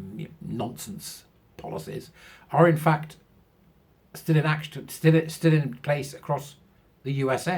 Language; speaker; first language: English; native; English